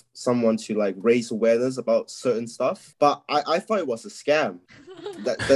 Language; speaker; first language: English; non-native, local second language; Chinese